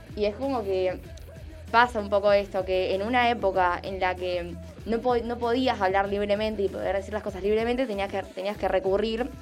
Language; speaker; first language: Spanish; native; Spanish